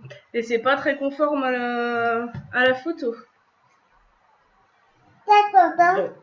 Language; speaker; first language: French; native; French